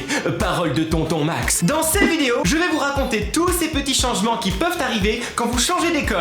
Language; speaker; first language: French; native; French